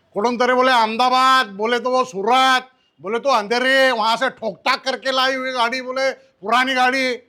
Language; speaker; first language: Hindi; non-native, local second language; Marathi